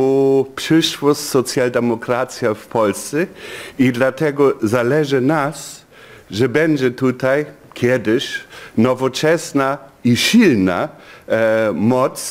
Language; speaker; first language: Polish; non-native, fluent; German